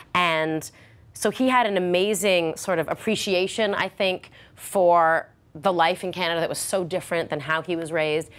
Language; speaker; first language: English; native; English